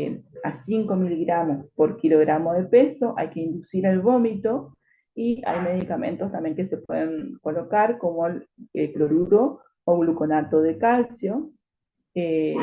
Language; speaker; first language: Spanish; native; Spanish